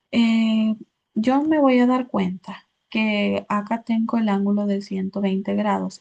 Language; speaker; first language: Spanish; native; Spanish